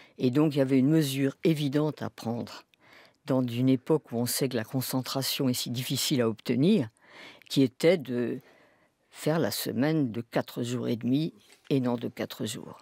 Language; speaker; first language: French; native; French